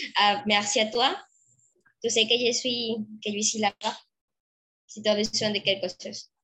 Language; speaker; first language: French; non-native, fluent; Spanish